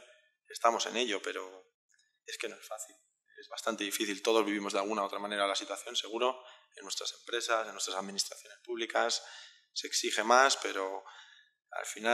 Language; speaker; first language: Spanish; native; Spanish